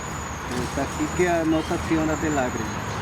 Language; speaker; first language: Portuguese; non-native, local second language; Guarani